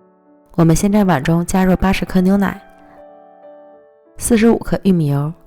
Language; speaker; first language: Chinese; native; Chinese